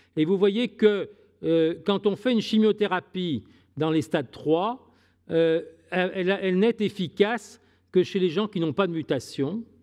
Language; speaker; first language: French; native; French